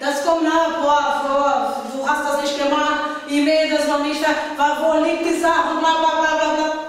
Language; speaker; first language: German; non-native, learner; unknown